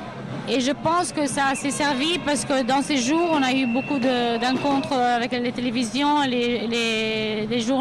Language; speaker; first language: French; non-native, fluent; Italian